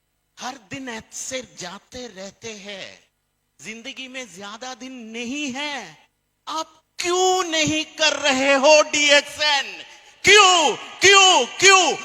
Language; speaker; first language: Hindi; non-native, fluent; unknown